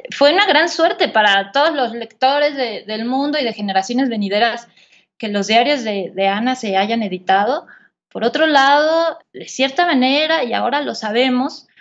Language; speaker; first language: Spanish; native; Spanish